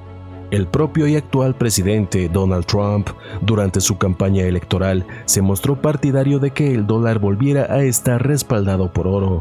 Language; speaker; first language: Spanish; native; Spanish